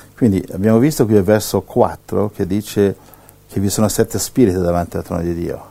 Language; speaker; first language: Italian; native; Italian